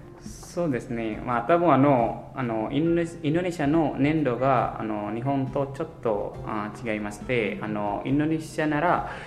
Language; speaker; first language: Japanese; non-native, fluent; Indonesian